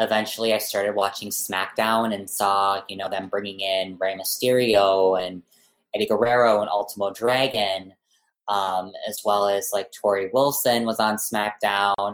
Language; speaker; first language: English; native; English